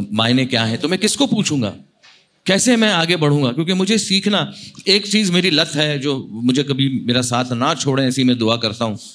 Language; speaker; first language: Hindi; non-native, local second language; Marathi